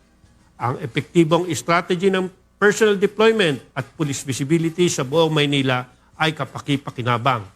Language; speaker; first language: Filipino; native; Filipino